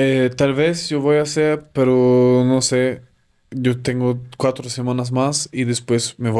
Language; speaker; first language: Spanish; non-native, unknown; German